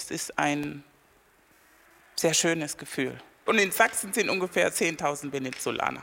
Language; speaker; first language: German; non-native, fluent; Spanish